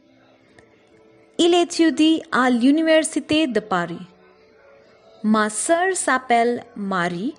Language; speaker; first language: French; non-native, fluent; Hindi